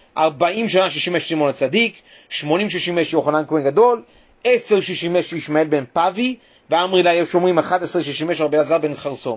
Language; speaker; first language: Hebrew; native; Hebrew